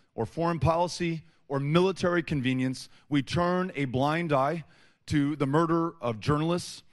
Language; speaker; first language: English; native; English